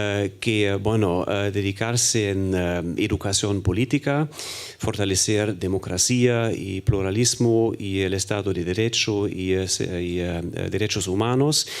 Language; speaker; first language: Spanish; non-native, fluent; German